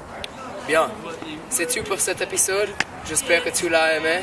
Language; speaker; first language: French; non-native, learner; English